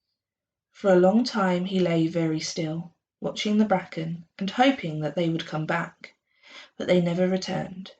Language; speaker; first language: English; native; English